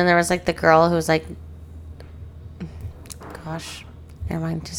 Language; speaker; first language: English; native; English